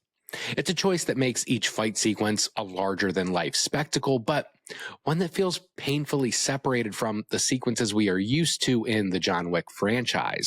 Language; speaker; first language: English; native; English